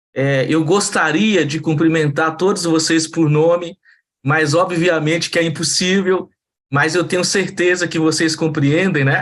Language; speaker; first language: Portuguese; native; Portuguese